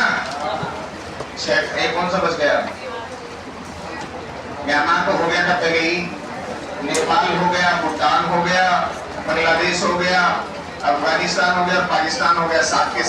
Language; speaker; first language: Hindi; native; Hindi